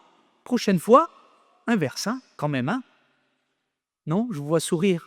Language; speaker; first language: French; native; French